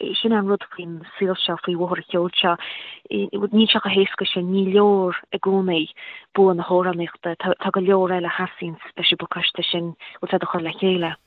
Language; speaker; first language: Irish; native; Irish